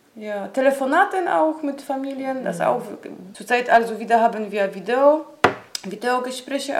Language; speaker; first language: German; non-native, learner; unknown